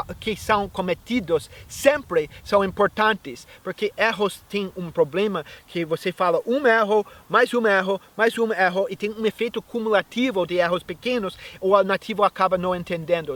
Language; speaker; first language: Portuguese; non-native, fluent; English